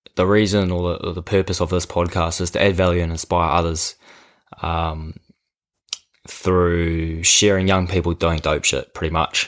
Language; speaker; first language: English; native; English